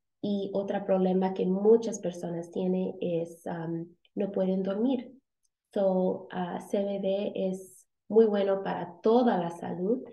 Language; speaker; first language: Spanish; early bilingual, heritage; Spanish